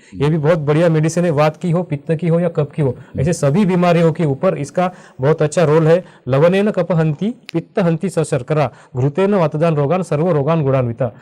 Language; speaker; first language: Hindi; non-native, local second language; Marathi